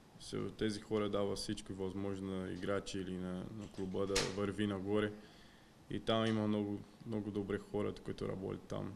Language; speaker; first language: Bulgarian; non-native, learner; Portuguese